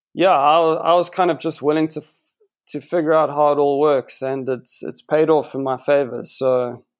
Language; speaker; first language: English; native; English